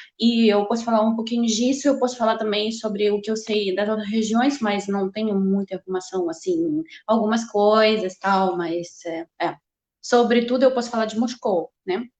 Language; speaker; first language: Portuguese; non-native, fluent; Russian